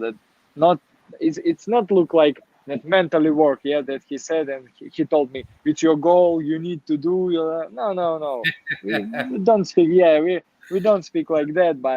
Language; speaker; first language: English; non-native, learner; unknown